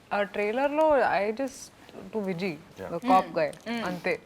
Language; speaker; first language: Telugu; non-native, local second language; Hindi